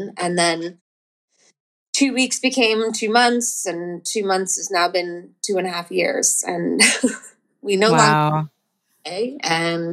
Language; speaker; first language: English; native; English